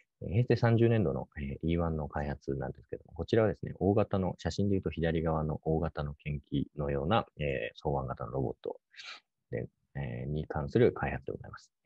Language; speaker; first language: Japanese; native; Japanese